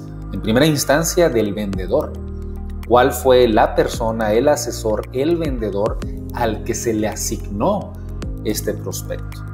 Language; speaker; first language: Spanish; native; Spanish